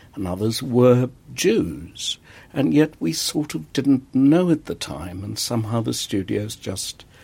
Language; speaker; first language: English; native; English